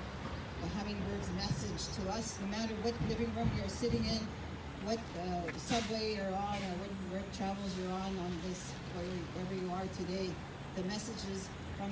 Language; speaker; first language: English; native; English